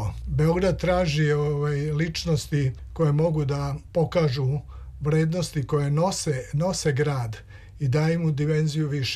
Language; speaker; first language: Serbian; native; Serbian